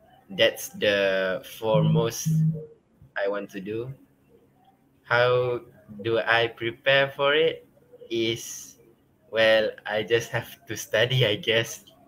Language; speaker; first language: English; non-native, local second language; Malay